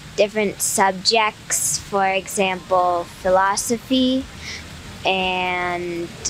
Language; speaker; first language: English; native; English